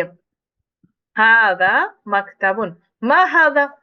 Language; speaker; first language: Arabic; non-native, fluent; Urdu